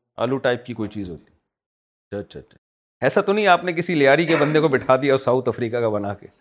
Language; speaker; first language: Urdu; native; Urdu